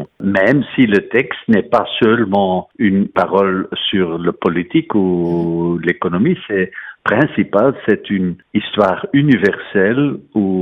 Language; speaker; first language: French; non-native, fluent; Dutch